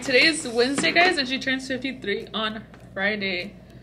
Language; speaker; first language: English; early bilingual, other home language; Spanish